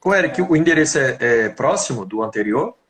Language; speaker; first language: Portuguese; native; Portuguese